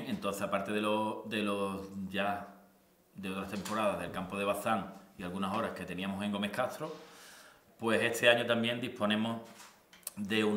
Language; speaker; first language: Spanish; native; Spanish